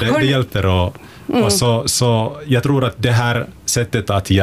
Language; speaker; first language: Swedish; non-native, fluent; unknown